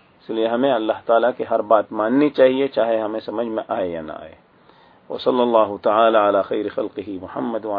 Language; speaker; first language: Urdu; native; Urdu